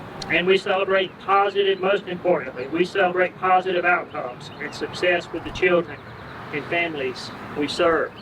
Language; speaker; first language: English; native; English